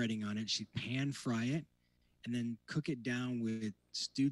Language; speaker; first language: English; native; English